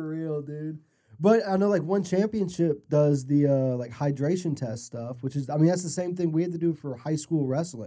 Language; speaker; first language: English; native; English